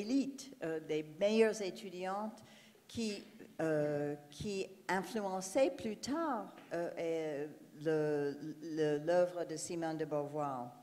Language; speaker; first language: French; non-native, fluent; English